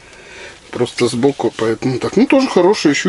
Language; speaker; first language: Russian; native; Russian